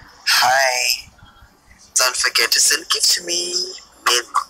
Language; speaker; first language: English; non-native, learner; Thai